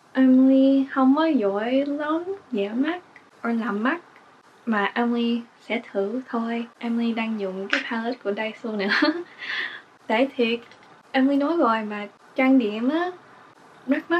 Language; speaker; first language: Vietnamese; early bilingual, heritage; English